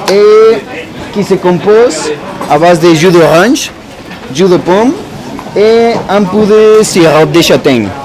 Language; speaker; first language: French; non-native, learner; Spanish